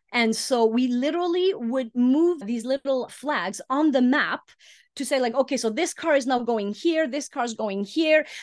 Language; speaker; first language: English; early bilingual, heritage; Icelandic